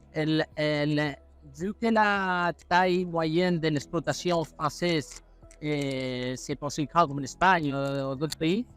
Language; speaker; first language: French; non-native, fluent; Spanish